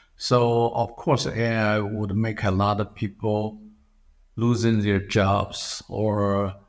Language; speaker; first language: English; non-native, fluent; Chinese